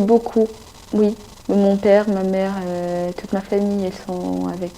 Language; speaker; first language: French; non-native, local second language; Sango